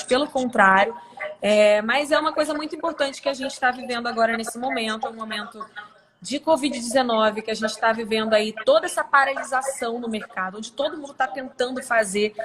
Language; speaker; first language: Portuguese; native; Portuguese